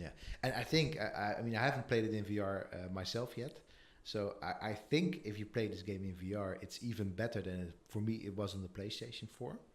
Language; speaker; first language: English; non-native, fluent; Dutch